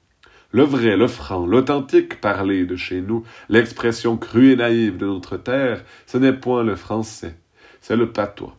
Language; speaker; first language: French; native; French